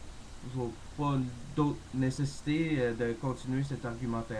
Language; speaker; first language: French; native; French